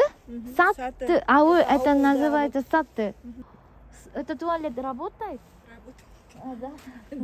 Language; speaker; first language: Russian; non-native, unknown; Korean